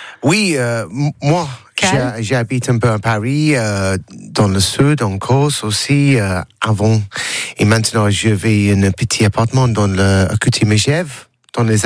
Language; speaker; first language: French; non-native, learner; English